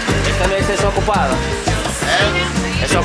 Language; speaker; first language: Spanish; non-native, learner; English